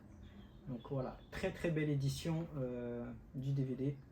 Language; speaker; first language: French; native; French